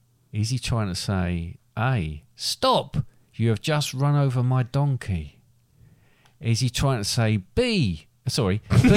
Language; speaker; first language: English; native; English